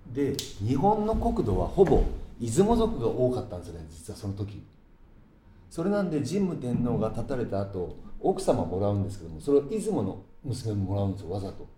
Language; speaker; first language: Japanese; native; Japanese